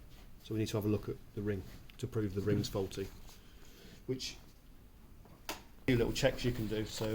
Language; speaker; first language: English; native; English